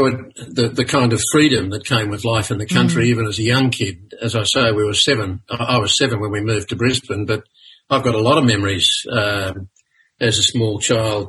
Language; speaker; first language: English; native; English